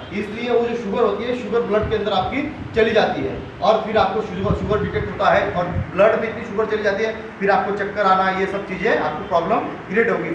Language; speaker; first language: Hindi; non-native, local second language; Marathi